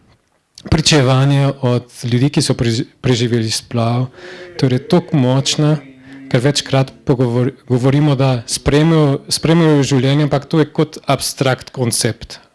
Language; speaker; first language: Slovenian; non-native, learner; Portuguese